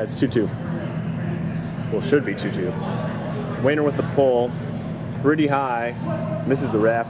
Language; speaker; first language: English; native; English